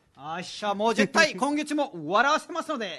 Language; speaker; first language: Japanese; non-native, fluent; Nepali